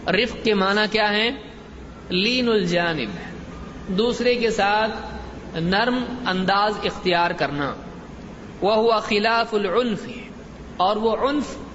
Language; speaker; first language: Urdu; native; Urdu